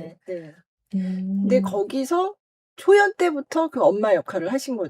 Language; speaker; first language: Korean; native; Korean